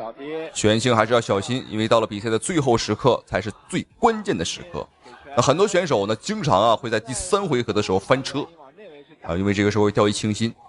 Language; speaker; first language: Chinese; native; Chinese